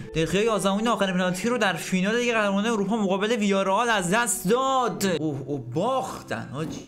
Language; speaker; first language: Persian; native; Persian